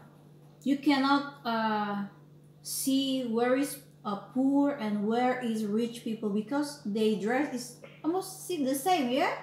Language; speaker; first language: English; non-native, learner; Indonesian